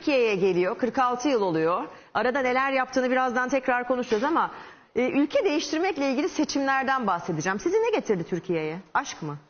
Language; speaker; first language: Turkish; native; Turkish